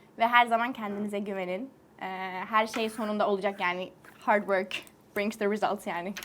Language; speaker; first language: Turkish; early bilingual, heritage; Turkish